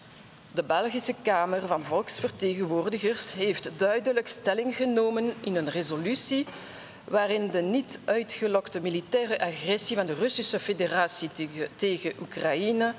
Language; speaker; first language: Dutch; non-native, local second language; French